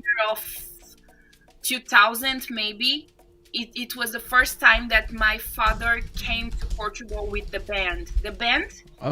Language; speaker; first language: English; non-native, fluent; Portuguese